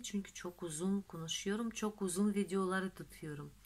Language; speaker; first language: Turkish; non-native, fluent; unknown